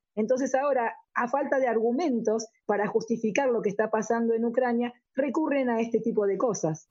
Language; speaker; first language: Spanish; native; Spanish